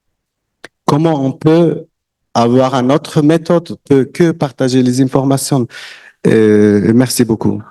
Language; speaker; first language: French; non-native, learner; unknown